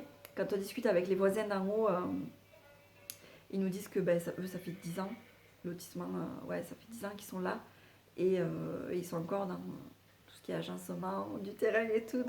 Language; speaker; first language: French; native; French